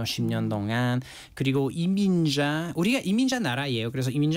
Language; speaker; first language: Korean; non-native, learner; French